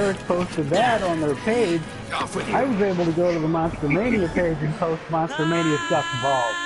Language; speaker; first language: English; native; English